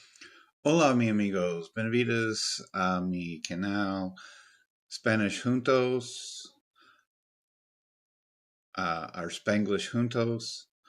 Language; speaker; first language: Spanish; non-native, learner; English